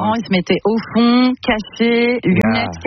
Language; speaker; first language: French; native; French